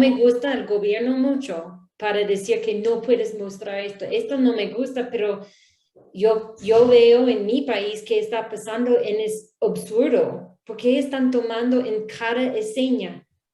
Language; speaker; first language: Spanish; non-native, learner; English